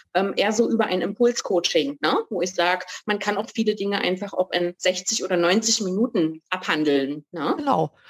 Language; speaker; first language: German; native; German